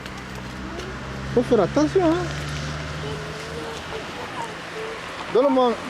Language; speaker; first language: French; non-native, local second language; Lingala